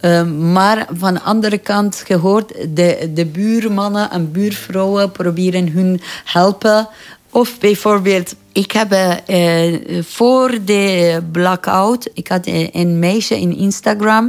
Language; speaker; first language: Dutch; non-native, fluent; Persian